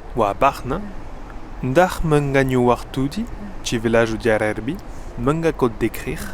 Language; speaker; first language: Wolof; non-native, fluent; French